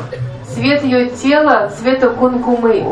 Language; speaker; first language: Russian; native; Russian